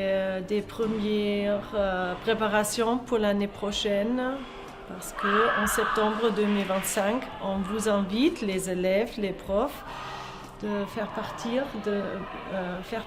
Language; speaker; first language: French; non-native, fluent; German